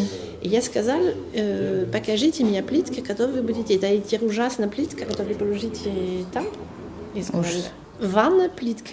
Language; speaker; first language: Russian; non-native, learner; French